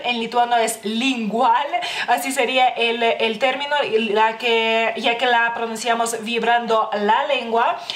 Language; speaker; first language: Spanish; non-native, fluent; Lithuanian